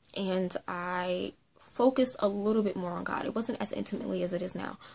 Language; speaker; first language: English; native; English